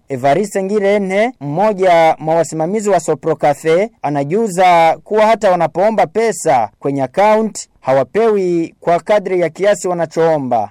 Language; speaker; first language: Swahili; non-native, local second language; Rundi